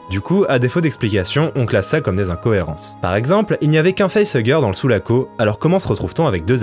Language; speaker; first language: French; native; French